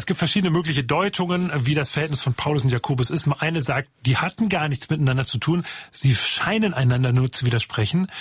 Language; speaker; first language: German; native; German